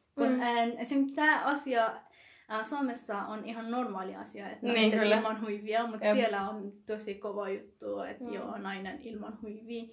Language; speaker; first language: Finnish; non-native, learner; Persian